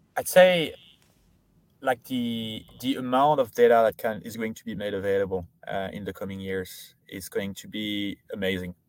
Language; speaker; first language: English; non-native, fluent; French